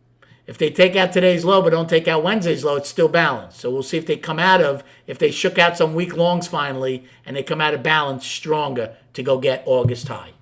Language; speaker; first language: English; native; English